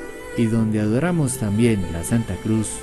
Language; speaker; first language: Spanish; native; Spanish